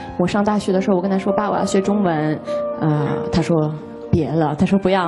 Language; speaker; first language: Chinese; non-native, fluent; English